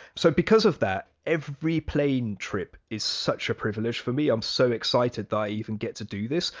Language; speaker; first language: English; early bilingual, other home language; Hindi